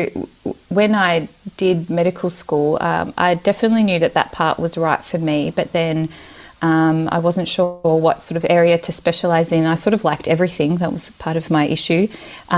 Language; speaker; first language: English; early bilingual, other home language; Romanian